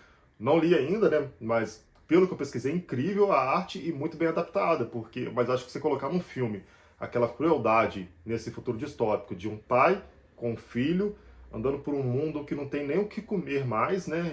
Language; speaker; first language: Portuguese; native; Portuguese